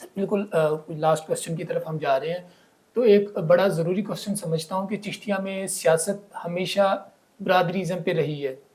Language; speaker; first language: Urdu; non-native, local second language; Punjabi